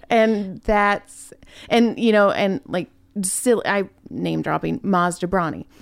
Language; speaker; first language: English; native; English